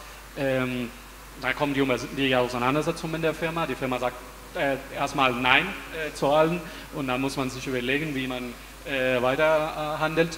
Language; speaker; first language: German; non-native, fluent; Spanish